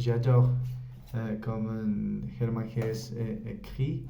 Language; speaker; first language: French; non-native, learner; Spanish